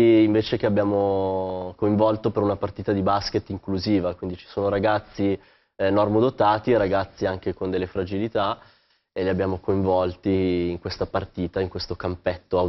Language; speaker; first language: Italian; native; Italian